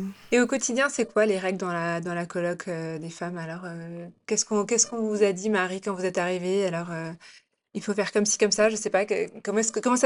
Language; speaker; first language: French; native; French